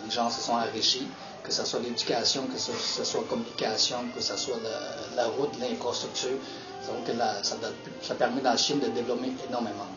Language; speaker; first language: French; early bilingual, other home language; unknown